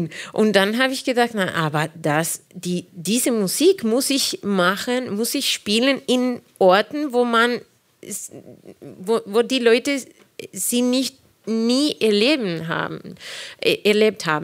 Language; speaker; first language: German; non-native, fluent; Spanish